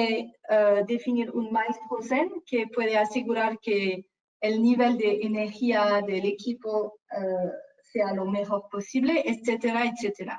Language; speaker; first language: Spanish; non-native, fluent; French